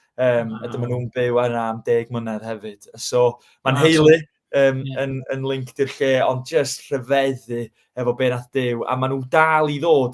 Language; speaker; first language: Welsh; native; Welsh